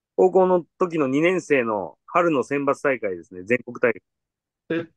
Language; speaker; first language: Japanese; native; Japanese